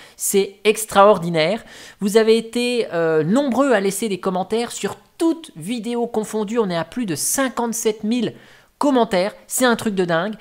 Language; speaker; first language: French; native; French